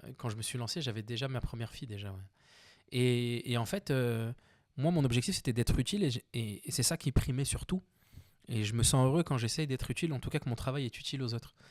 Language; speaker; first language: French; early bilingual, other home language; Arabic